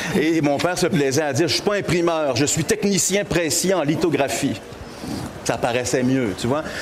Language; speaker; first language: French; native; French